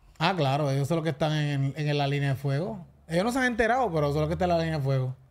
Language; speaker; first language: Spanish; native; Spanish